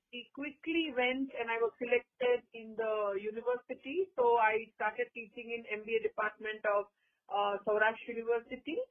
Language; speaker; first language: English; non-native, local second language; Gujarati